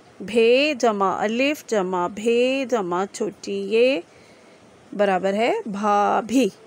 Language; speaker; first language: Urdu; non-native, local second language; Sindhi